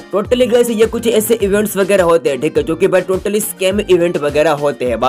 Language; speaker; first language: Hindi; native; Hindi